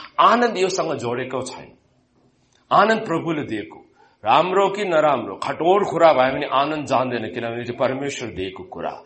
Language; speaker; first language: Nepali; non-native, fluent; Malayalam